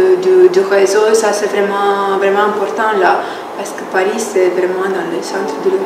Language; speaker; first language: French; non-native, fluent; Romanian